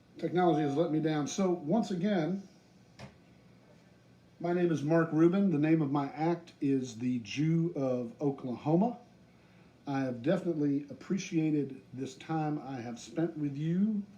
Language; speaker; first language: English; native; English